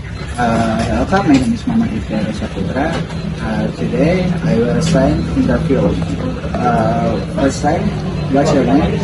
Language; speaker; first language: English; non-native, learner; Indonesian